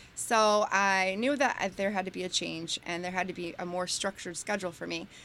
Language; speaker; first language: English; native; English